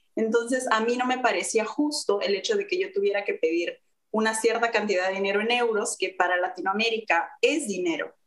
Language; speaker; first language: Spanish; native; Spanish